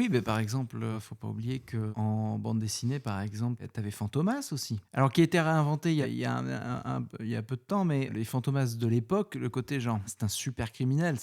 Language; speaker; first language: French; native; French